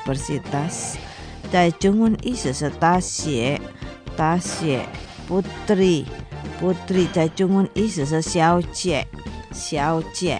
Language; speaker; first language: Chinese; non-native, local second language; Indonesian